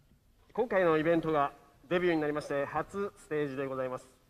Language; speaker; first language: Japanese; native; Japanese